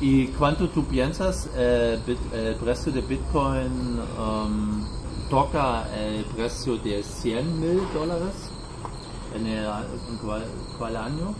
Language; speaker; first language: Spanish; non-native, learner; German